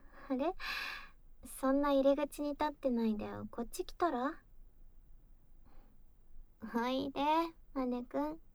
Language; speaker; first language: Japanese; native; Japanese